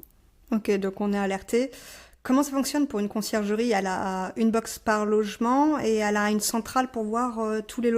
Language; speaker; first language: French; native; French